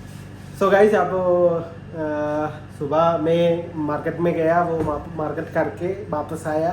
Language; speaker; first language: Hindi; non-native, learner; Malayalam